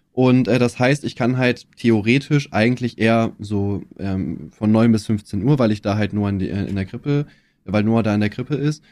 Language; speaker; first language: German; native; German